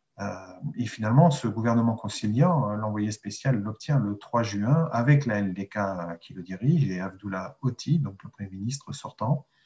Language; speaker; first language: French; native; French